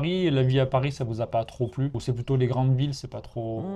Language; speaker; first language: French; native; French